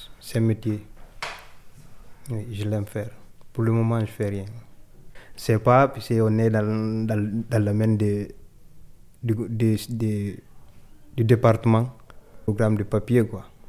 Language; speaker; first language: French; non-native, learner; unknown